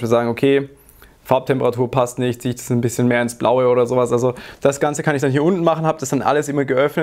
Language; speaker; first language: German; native; German